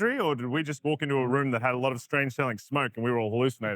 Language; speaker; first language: English; native; English